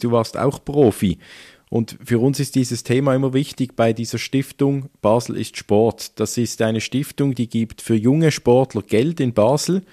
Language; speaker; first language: German; native; German